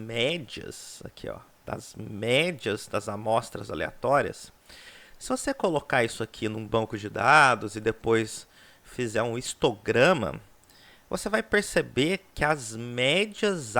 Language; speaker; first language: Portuguese; native; Portuguese